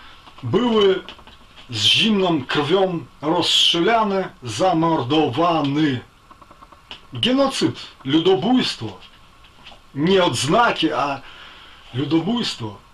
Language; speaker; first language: Polish; non-native, fluent; Ukrainian